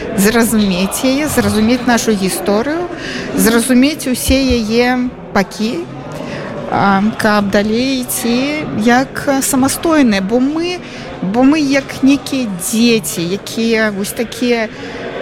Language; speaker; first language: Belarusian; non-native, local second language; Russian